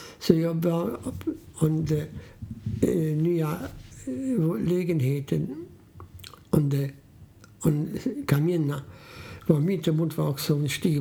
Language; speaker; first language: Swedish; non-native, fluent; Polish